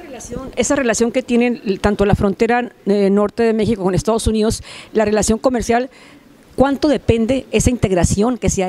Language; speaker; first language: Spanish; native; Spanish